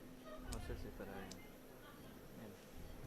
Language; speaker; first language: Spanish; native; Spanish